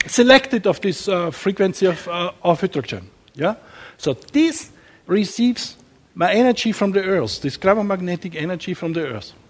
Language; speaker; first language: English; non-native, learner; German